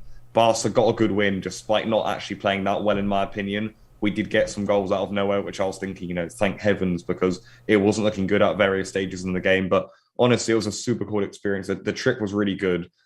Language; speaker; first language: English; native; English